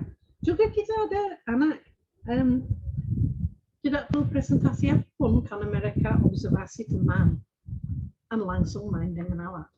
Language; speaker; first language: Indonesian; non-native, fluent; English